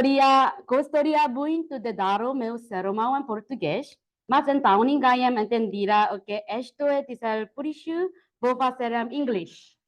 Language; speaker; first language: Portuguese; non-native, learner; Korean